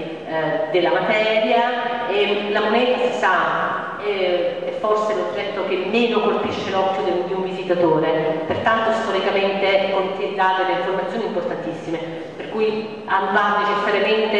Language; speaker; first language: Italian; native; Italian